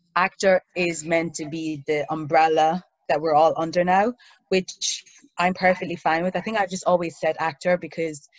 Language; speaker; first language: English; early bilingual, other home language; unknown